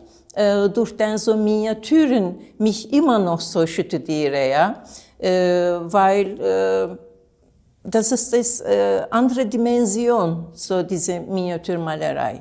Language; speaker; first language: German; non-native, learner; Turkish